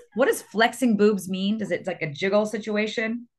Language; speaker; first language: English; early bilingual, other home language; French